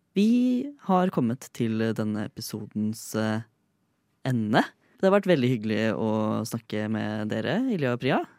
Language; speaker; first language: Norwegian; native; Norwegian